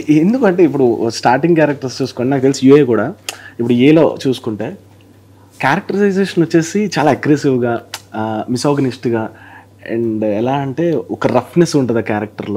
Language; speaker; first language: Telugu; native; Telugu